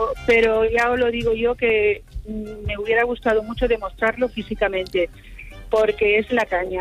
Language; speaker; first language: Spanish; native; Spanish